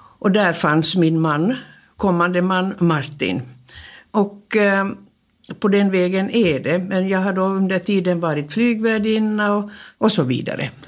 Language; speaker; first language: Swedish; native; Swedish